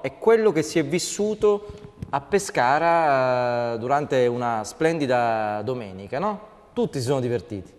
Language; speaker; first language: Italian; native; Italian